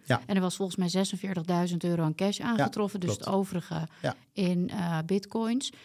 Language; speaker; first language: Dutch; native; Dutch